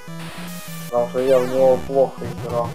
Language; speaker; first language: Russian; native; Russian